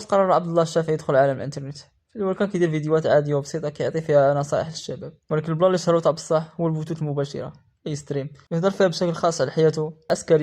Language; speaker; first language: Arabic; native; Arabic